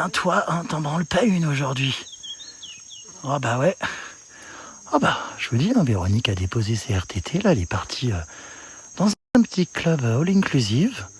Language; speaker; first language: French; native; French